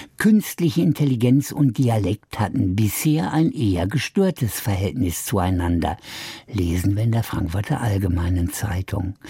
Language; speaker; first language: German; native; German